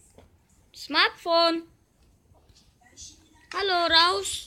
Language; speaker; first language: German; early bilingual, other home language; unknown